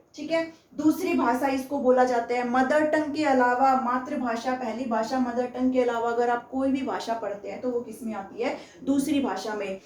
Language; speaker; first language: Hindi; native; Hindi